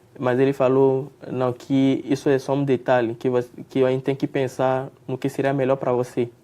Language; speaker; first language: Portuguese; non-native, fluent; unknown